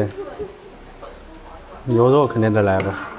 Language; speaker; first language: Chinese; native; Chinese